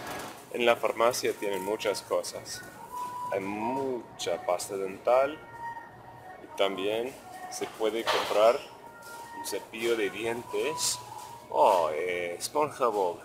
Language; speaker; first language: Spanish; non-native, fluent; English